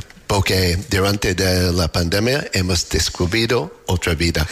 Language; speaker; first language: Spanish; non-native, learner; English